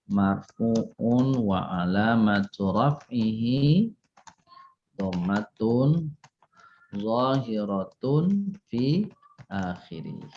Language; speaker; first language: Arabic; non-native, fluent; Indonesian